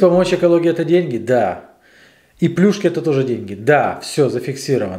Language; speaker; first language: Russian; native; Russian